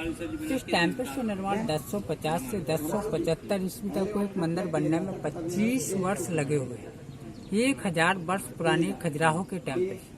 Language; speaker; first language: Hindi; native; Hindi